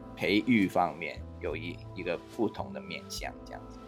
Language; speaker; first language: Chinese; non-native, fluent; Cantonese